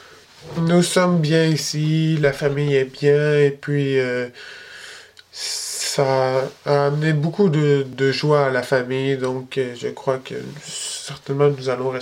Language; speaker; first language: French; early bilingual, other home language; Spanish